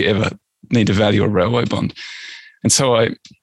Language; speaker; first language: English; native; English